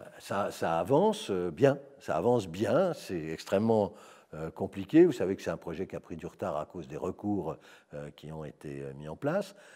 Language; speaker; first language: French; native; French